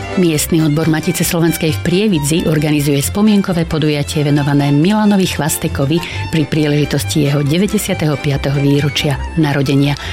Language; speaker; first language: Slovak; native; Slovak